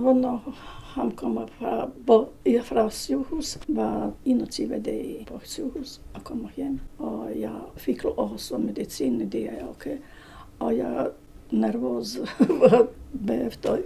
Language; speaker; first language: Danish; non-native, learner; Bosnian